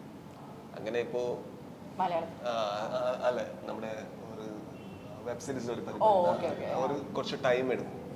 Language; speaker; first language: Malayalam; non-native, learner; Kannada